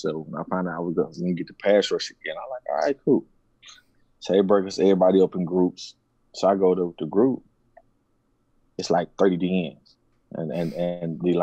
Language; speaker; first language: English; native; English